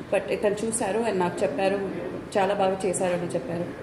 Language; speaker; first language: Telugu; non-native, fluent; Malayalam